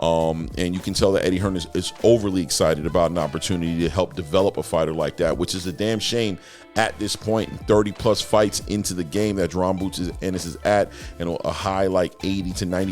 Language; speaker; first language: English; native; English